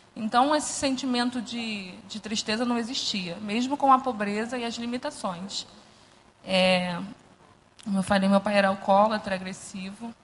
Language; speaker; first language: Portuguese; native; Portuguese